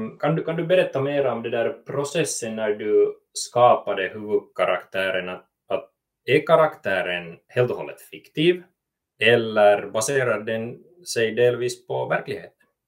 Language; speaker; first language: Swedish; non-native, local second language; Finnish